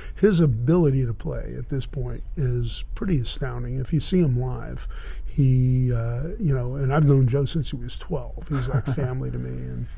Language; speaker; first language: English; native; English